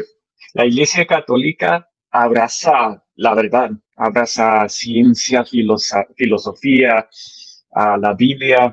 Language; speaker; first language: Spanish; early bilingual, heritage; English